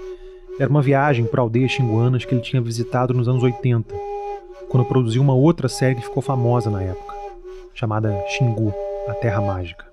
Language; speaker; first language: Portuguese; native; Portuguese